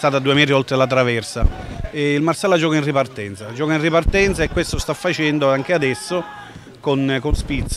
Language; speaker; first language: Italian; native; Italian